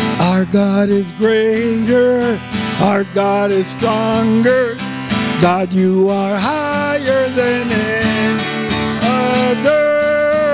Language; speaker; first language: English; early bilingual, other home language; Spanish